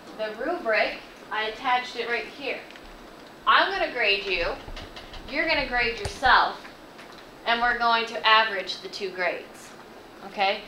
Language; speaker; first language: English; native; English